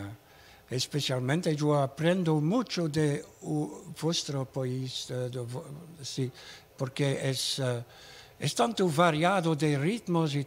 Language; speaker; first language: Spanish; non-native, learner; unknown